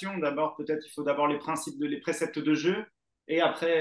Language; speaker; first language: French; native; French